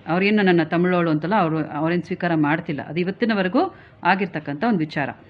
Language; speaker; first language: Kannada; non-native, local second language; Tamil